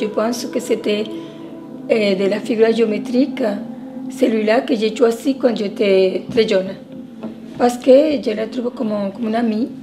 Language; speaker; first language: French; non-native, fluent; Spanish